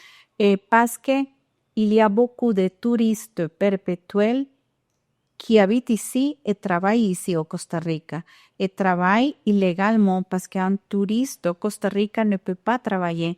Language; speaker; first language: French; non-native, fluent; Spanish